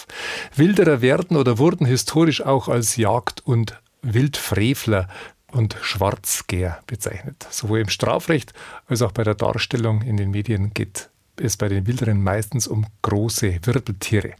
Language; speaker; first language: German; native; German